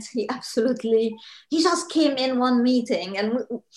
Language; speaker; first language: English; non-native, fluent; Arabic